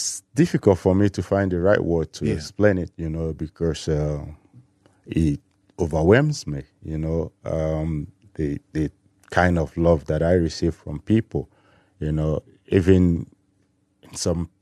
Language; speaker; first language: English; non-native, local second language; Igbo